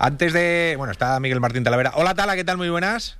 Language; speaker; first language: Spanish; native; Spanish